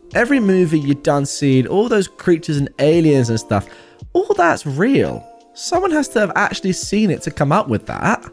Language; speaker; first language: English; native; English